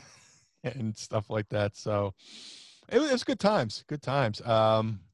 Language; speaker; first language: English; native; English